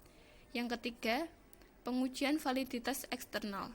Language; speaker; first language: Indonesian; native; Indonesian